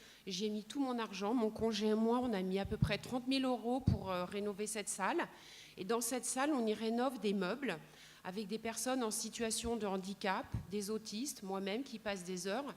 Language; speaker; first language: French; native; French